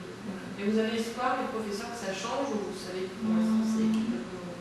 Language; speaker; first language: French; native; French